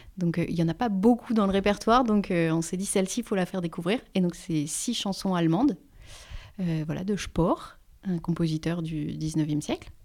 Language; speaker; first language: French; native; French